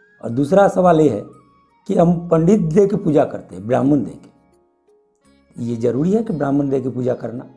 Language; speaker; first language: Hindi; non-native, local second language; Bangla